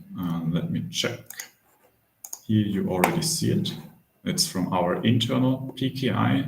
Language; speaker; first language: English; non-native, fluent; German